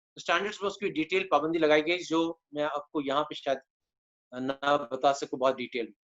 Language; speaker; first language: Urdu; native; Urdu